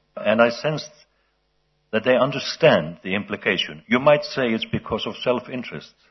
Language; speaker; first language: English; non-native, fluent; Icelandic